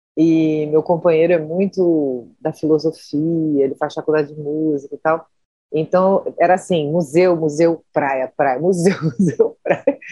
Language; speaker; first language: Portuguese; native; Portuguese